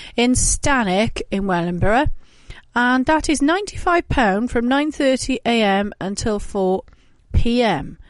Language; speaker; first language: English; native; English